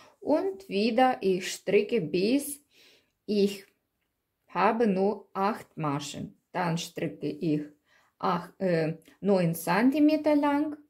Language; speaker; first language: German; non-native, learner; Russian